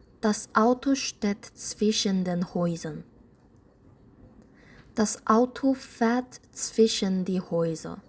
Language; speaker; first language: German; non-native, fluent; Korean